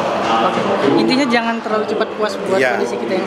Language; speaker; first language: Indonesian; native; Indonesian